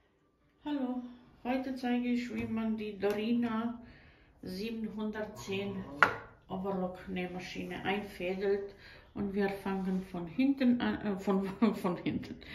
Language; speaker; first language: German; non-native, fluent; Croatian